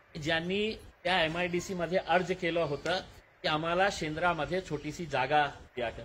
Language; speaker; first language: Marathi; non-native, local second language; Urdu